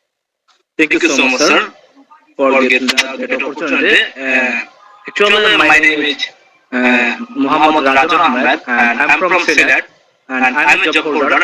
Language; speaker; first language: English; non-native, learner; Bangla